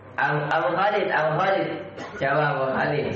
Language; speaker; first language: Arabic; non-native, fluent; Indonesian